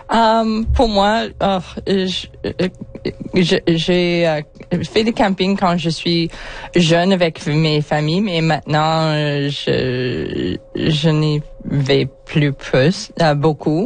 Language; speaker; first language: French; non-native, learner; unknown